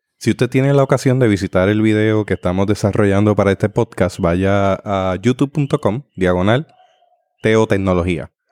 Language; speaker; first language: Spanish; native; Spanish